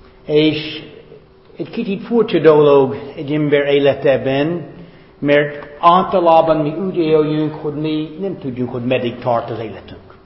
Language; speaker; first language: Hungarian; non-native, fluent; English